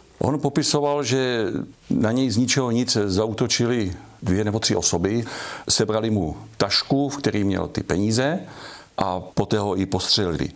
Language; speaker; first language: Czech; native; Czech